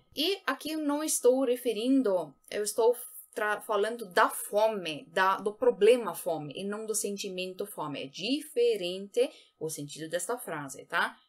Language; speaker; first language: Portuguese; native; Portuguese